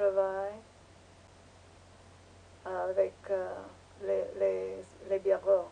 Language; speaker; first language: French; non-native, learner; English